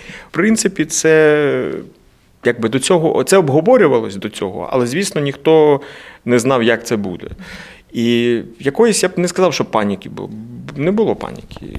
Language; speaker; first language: Ukrainian; native; Ukrainian